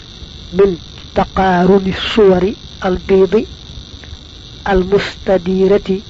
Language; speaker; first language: Arabic; non-native, fluent; Wolof